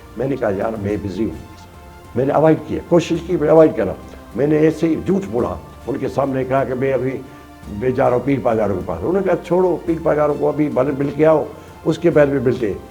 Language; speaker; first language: Urdu; non-native, local second language; Sindhi